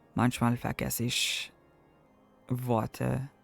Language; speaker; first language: German; non-native, learner; English